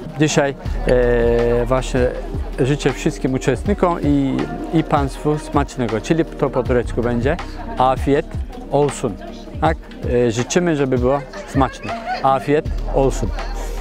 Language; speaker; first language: Polish; non-native, fluent; Turkish